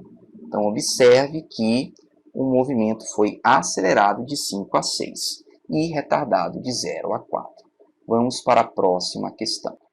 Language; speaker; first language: Portuguese; native; Portuguese